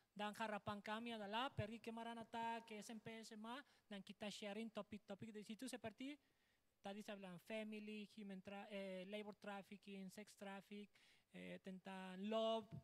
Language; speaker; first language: Indonesian; non-native, fluent; Spanish